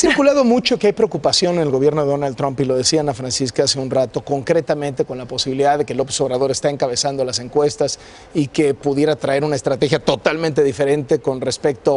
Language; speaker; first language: Spanish; native; Spanish